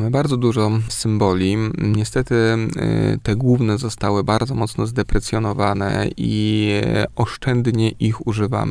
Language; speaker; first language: Polish; native; Polish